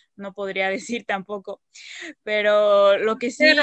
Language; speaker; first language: Spanish; native; Spanish